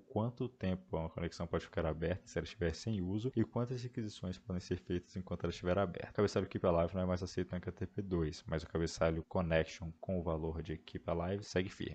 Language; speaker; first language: Portuguese; native; Portuguese